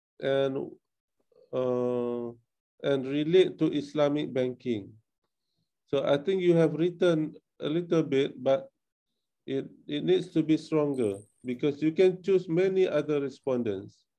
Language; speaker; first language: English; non-native, local second language; Malay